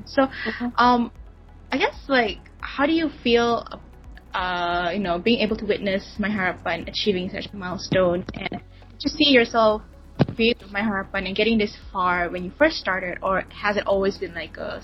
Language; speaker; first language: English; non-native, local second language; Malay